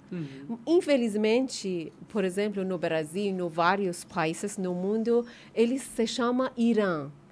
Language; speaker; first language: Portuguese; non-native, learner; Persian